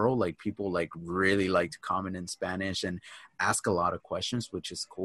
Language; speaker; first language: English; native; English